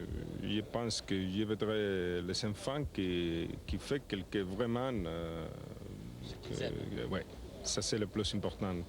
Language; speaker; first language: French; non-native, learner; Spanish